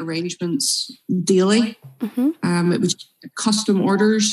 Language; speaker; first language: English; native; English